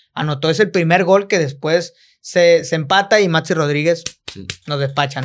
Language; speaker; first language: Spanish; native; Spanish